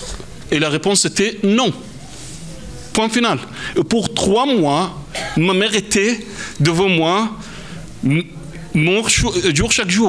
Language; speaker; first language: French; non-native, fluent; Arabic